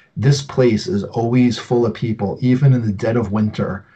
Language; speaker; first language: English; native; English